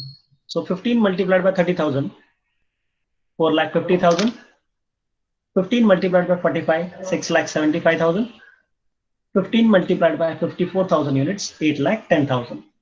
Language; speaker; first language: English; non-native, local second language; Marathi